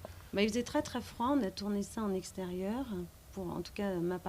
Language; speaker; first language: French; native; French